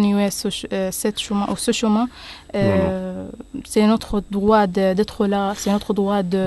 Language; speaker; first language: French; non-native, learner; Arabic